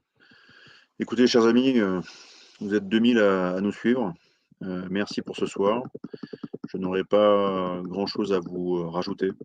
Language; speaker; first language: French; native; French